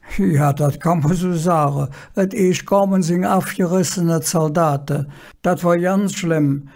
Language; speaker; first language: German; native; German